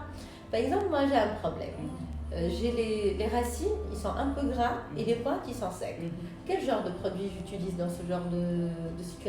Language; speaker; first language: French; non-native, local second language; Arabic